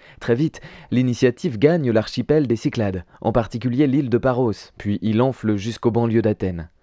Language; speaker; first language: French; native; French